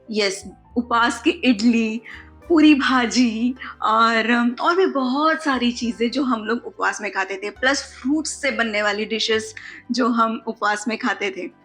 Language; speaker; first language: Hindi; non-native, local second language; Marathi